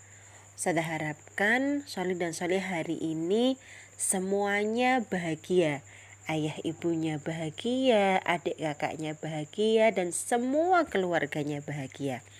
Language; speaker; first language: Indonesian; native; Indonesian